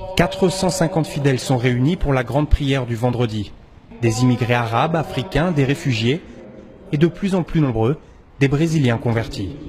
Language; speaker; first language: French; native; French